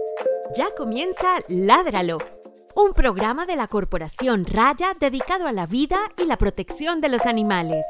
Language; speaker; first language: Spanish; native; Spanish